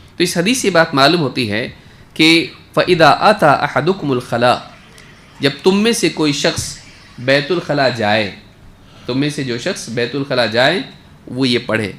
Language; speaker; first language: Urdu; native; Urdu